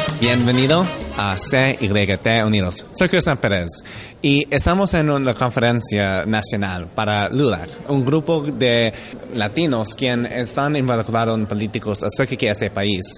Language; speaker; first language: Spanish; early bilingual, heritage; English